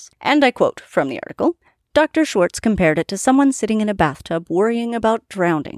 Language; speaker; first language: English; native; English